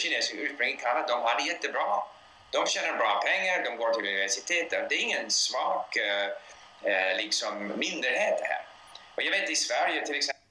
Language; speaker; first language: Swedish; non-native, fluent; English